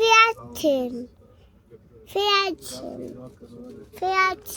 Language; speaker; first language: German; early bilingual, other home language; Indonesian